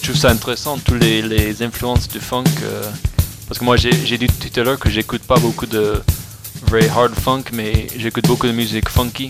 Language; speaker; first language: French; non-native, fluent; English